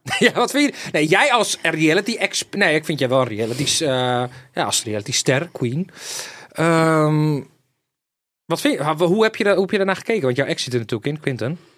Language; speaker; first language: Dutch; early bilingual, other home language; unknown